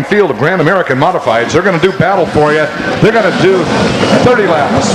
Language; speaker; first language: English; native; English